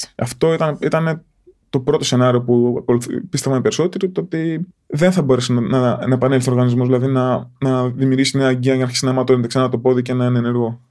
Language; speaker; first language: Greek; native; Greek